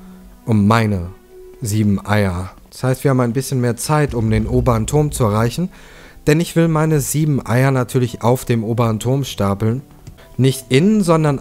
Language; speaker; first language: German; native; German